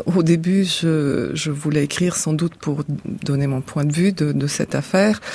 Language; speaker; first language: French; non-native, fluent; Bulgarian